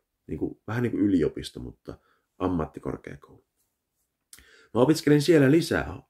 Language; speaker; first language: Finnish; early bilingual, heritage; Finnish